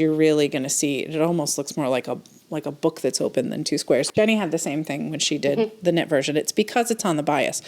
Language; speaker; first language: English; native; English